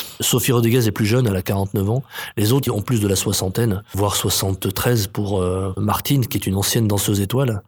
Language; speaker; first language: French; native; French